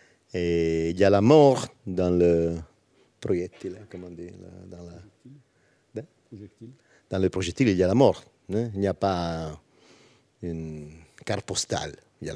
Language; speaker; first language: French; non-native, learner; Italian